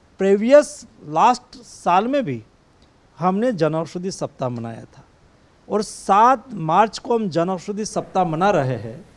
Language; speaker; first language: Hindi; non-native, local second language; Gujarati